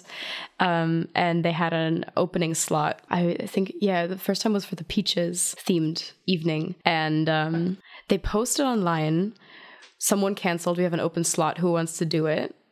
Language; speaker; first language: English; non-native, fluent; German